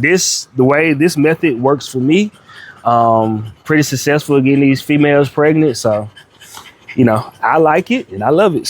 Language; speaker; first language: English; native; English